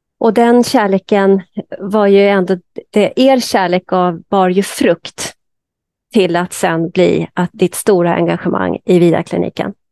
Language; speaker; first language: Swedish; native; Swedish